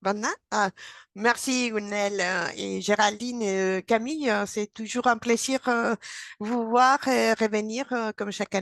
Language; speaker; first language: French; non-native, fluent; Spanish